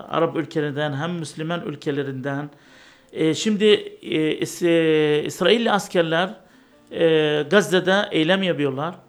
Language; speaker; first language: Turkish; non-native, learner; Arabic